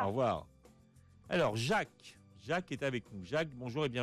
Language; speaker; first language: French; native; French